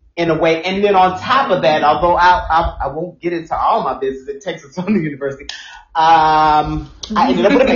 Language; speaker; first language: English; native; English